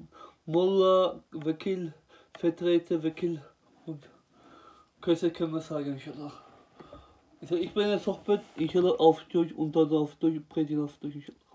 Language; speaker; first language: German; non-native, learner; Turkish